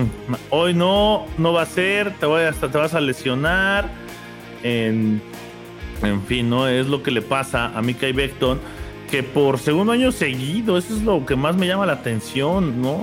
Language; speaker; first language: Spanish; native; Spanish